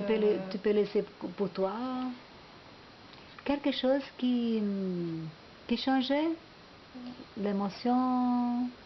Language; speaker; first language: French; non-native, learner; Portuguese